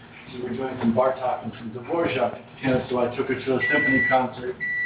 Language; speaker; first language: English; native; English